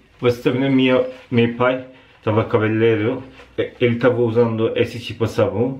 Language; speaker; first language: Portuguese; non-native, learner; Turkish